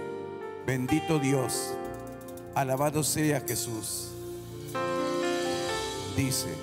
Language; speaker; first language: Spanish; native; Spanish